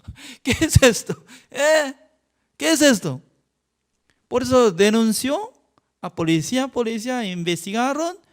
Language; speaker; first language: Spanish; non-native, fluent; Korean